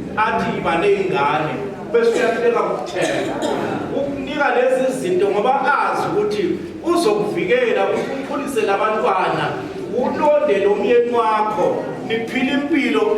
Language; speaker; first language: Zulu; native; Zulu